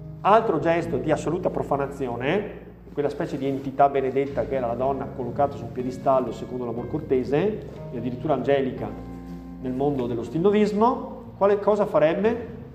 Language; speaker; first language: Italian; native; Italian